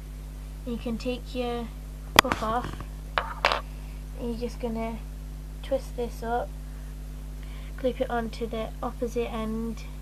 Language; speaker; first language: English; native; English